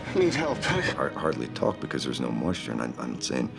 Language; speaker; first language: English; native; English